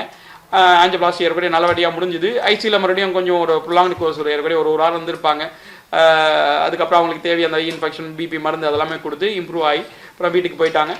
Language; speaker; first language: Tamil; native; Tamil